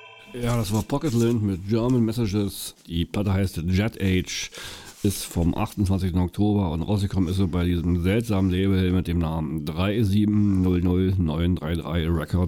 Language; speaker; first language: German; native; German